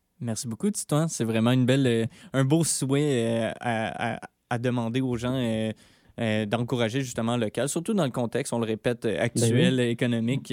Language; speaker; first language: French; native; French